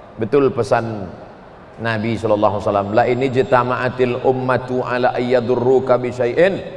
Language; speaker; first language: Indonesian; native; Indonesian